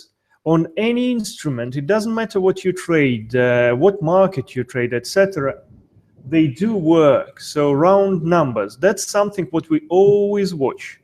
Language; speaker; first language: English; non-native, fluent; Russian